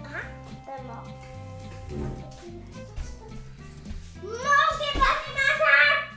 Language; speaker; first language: Japanese; early bilingual, heritage; Japanese